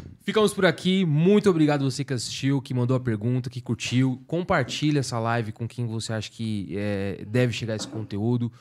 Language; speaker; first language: Portuguese; native; Portuguese